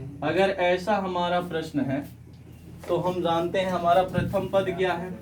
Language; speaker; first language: Hindi; native; Hindi